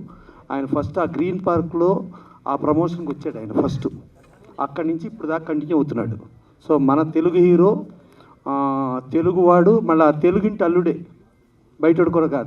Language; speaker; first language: Telugu; native; Telugu